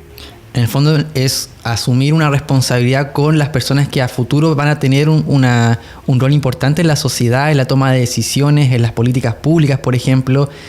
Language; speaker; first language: Spanish; native; Spanish